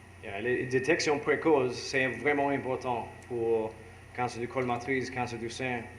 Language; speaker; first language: French; non-native, learner; English